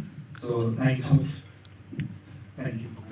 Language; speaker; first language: Telugu; non-native, fluent; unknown